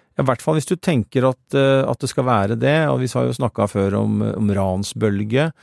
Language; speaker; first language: Norwegian; native; Norwegian